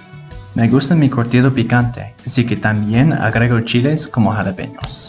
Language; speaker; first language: Spanish; non-native, learner; English